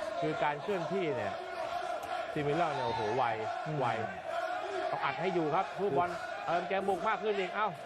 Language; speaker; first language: Thai; native; Thai